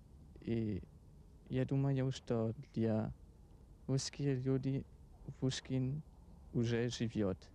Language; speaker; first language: Russian; non-native, learner; German